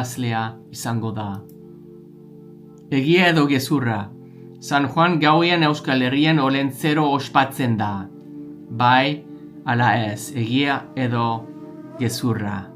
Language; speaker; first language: Basque; non-native, learner; English